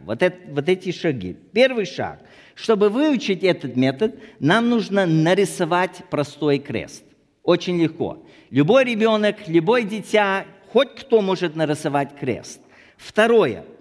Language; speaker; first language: Russian; native; Russian